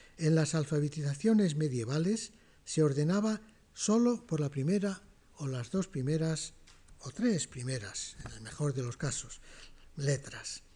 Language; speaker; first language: Spanish; native; Spanish